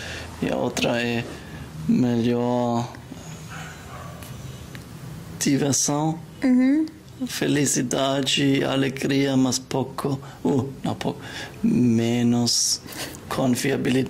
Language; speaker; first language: Portuguese; non-native, learner; German